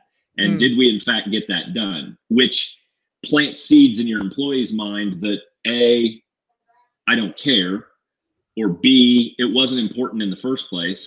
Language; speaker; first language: English; native; English